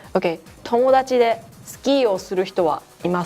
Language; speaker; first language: Japanese; non-native, fluent; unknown